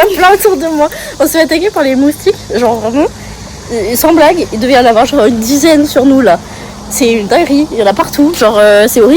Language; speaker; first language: French; native; French